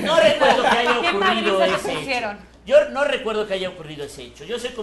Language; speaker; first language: Spanish; native; Spanish